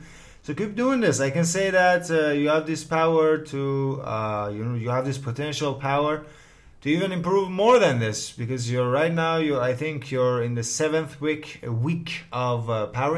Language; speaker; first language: English; non-native, fluent; Persian